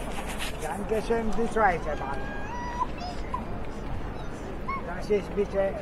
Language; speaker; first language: German; non-native, fluent; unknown